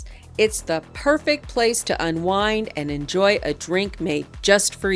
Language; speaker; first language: English; native; English